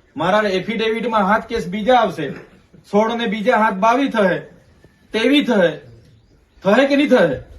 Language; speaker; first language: Gujarati; non-native, local second language; Vasavi